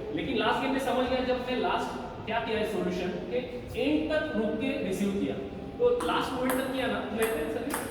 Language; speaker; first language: Hindi; non-native, local second language; Marathi